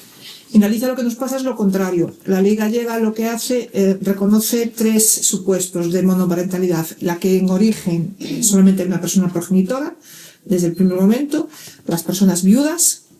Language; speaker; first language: Spanish; native; Spanish